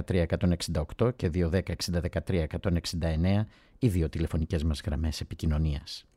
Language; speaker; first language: Greek; native; Greek